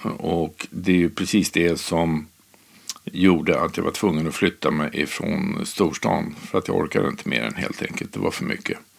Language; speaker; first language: Swedish; native; Swedish